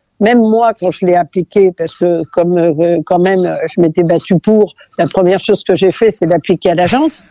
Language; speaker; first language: French; early bilingual, other home language; Catalan